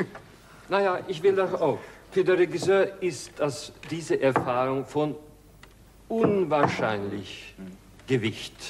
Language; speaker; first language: German; non-native, fluent; Swedish